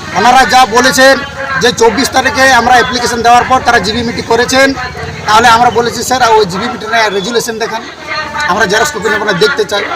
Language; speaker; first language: Bangla; non-native, local second language; Santali